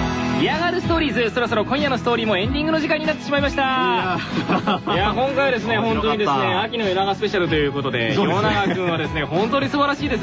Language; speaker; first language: Japanese; native; Japanese